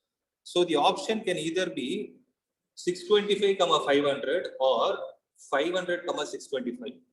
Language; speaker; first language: English; non-native, local second language; Tamil